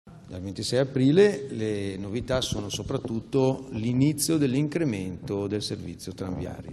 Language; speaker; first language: Italian; native; Italian